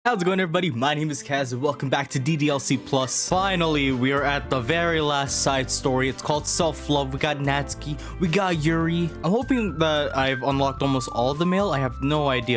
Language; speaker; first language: English; native; English